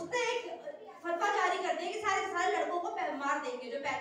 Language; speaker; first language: Hindi; native; Hindi